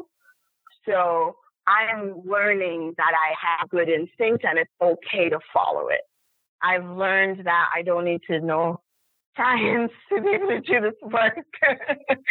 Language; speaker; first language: English; non-native, local second language; Yoruba